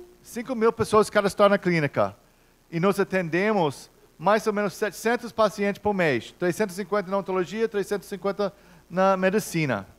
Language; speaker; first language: Portuguese; non-native, fluent; English